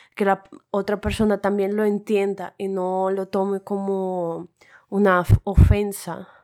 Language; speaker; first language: Spanish; non-native, fluent; Russian